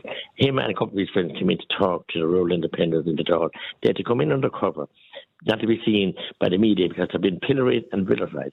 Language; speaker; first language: English; native; English